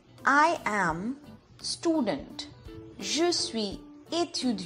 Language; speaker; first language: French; non-native, fluent; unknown